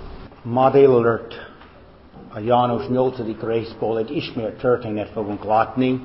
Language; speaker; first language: Hungarian; non-native, fluent; English